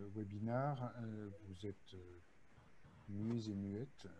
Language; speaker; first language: French; native; French